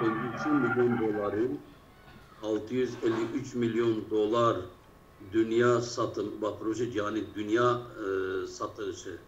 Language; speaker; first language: Turkish; non-native, local second language; Kurdish